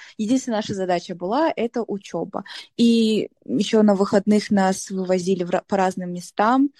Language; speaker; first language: Russian; non-native, local second language; Tajik